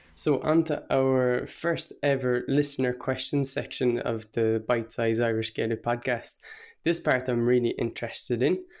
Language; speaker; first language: English; non-native, local second language; Irish